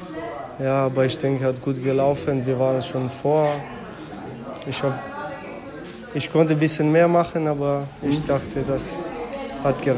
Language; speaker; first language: German; non-native, learner; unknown